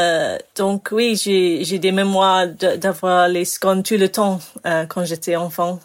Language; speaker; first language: French; non-native, fluent; English